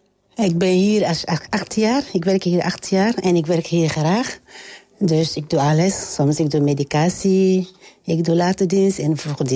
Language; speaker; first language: Dutch; non-native, learner; French